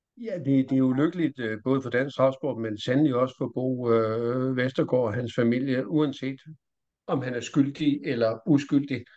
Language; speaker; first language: Danish; native; Danish